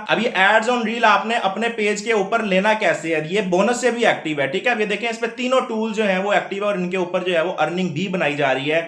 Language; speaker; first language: Urdu; non-native, local second language; Punjabi